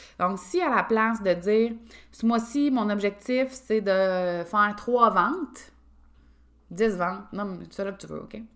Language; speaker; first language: French; native; French